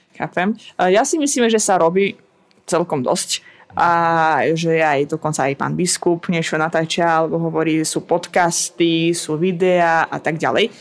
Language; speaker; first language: Slovak; non-native, fluent; Russian